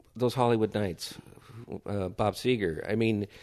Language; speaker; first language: English; native; English